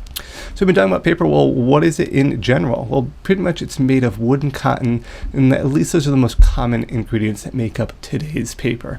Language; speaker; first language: English; native; English